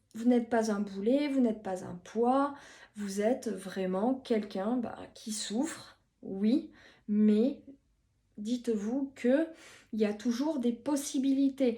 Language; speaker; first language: French; native; French